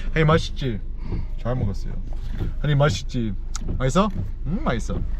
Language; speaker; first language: Korean; early bilingual, heritage; Korean